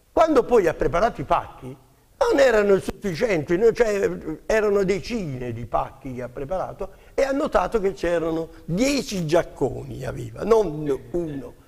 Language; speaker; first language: Italian; native; Italian